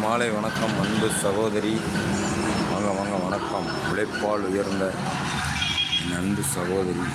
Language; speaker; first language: Tamil; native; Tamil